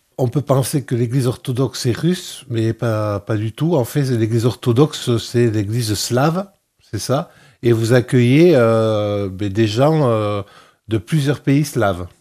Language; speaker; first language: French; native; French